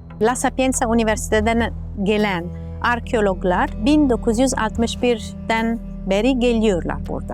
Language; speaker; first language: Turkish; non-native, learner; Italian